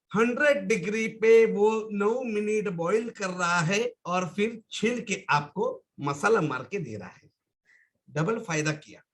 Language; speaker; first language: Hindi; non-native, local second language; Marathi